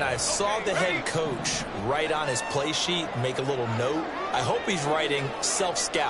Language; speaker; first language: English; native; English